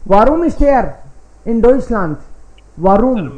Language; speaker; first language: German; non-native, fluent; Hindi